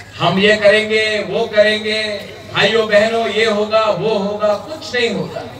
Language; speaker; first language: Hindi; non-native, local second language; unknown